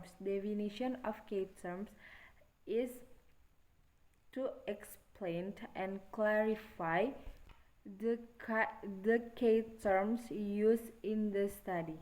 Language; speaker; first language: English; non-native, learner; Indonesian